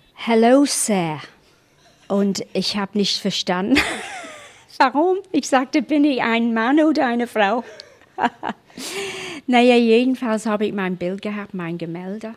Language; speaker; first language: German; non-native, fluent; English